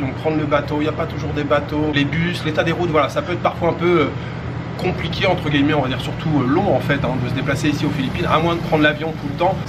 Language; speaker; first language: French; native; French